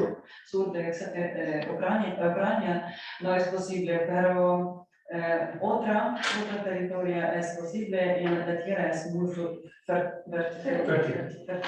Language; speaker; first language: Spanish; non-native, learner; Ukrainian